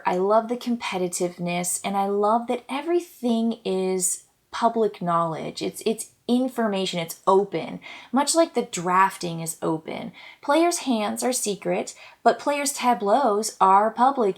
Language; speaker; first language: English; native; English